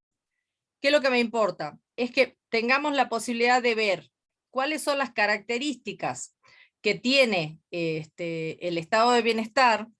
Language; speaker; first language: Spanish; native; Spanish